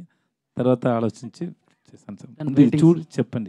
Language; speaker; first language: Telugu; non-native, learner; Tamil